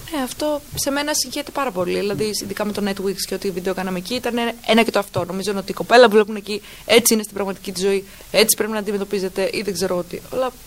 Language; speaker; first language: Greek; early bilingual, heritage; Greek